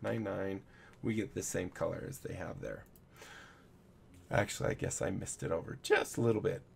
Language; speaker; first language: English; native; English